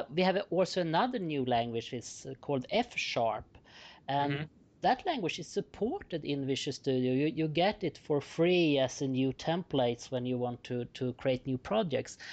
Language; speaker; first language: English; non-native, fluent; Swedish